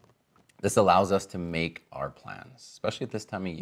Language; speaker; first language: English; native; English